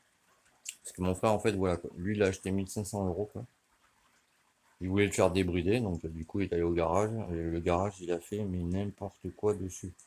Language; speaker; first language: French; native; French